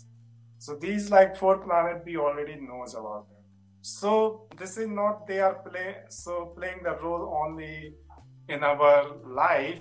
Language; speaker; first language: English; non-native, local second language; Hindi